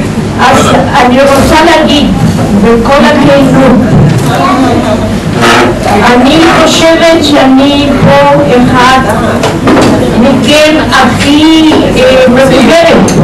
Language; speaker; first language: Hebrew; non-native, fluent; Spanish